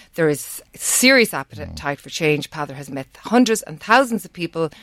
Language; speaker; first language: English; native; English